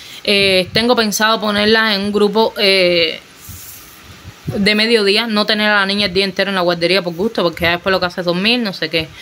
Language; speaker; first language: Spanish; native; Spanish